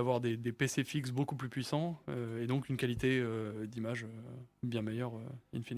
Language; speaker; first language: French; native; French